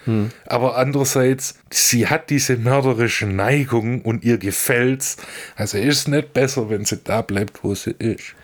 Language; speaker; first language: German; native; German